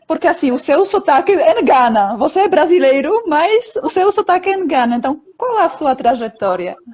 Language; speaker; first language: Portuguese; non-native, fluent; Polish